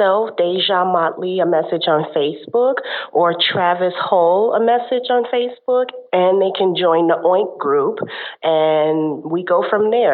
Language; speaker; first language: English; native; English